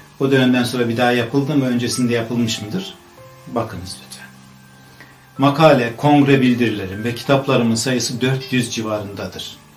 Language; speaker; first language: Turkish; native; Turkish